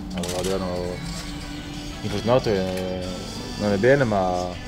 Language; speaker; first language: Italian; non-native, learner; Norwegian